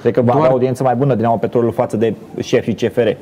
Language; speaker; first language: Romanian; native; Romanian